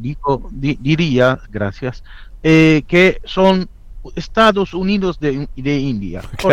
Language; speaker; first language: Spanish; non-native, fluent; Italian